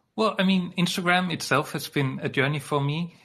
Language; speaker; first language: English; non-native, fluent; Danish